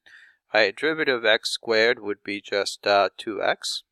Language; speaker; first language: English; non-native, fluent; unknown